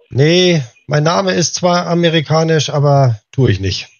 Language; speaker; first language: German; native; German